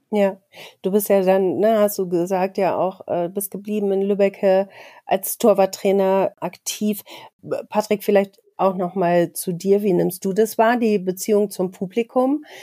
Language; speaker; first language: German; native; German